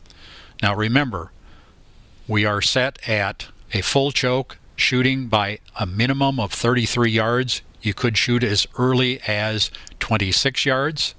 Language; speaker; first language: English; native; English